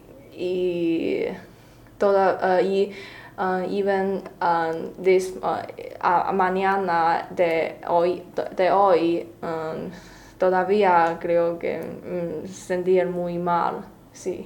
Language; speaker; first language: Spanish; non-native, learner; Chinese